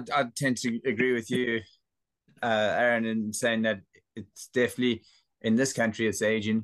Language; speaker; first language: English; native; English